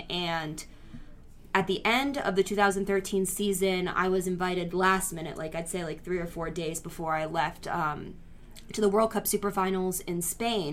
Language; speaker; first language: English; native; English